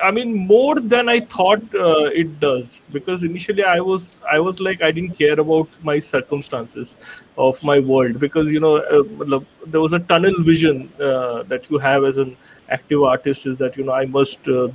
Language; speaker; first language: English; non-native, local second language; Bangla